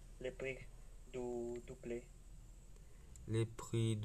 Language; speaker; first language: French; non-native, learner; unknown